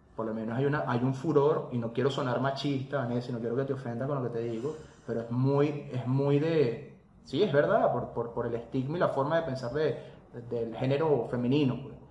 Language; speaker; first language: Spanish; native; Spanish